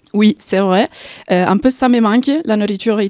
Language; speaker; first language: French; non-native, fluent; Italian